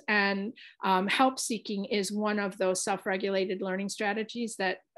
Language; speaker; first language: English; early bilingual, other home language; Spanish